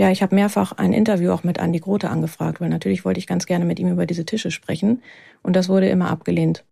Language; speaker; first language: German; native; German